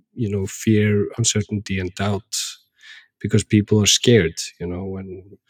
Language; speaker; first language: English; non-native, fluent; Icelandic